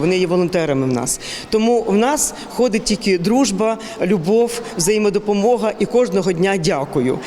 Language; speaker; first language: Ukrainian; native; Ukrainian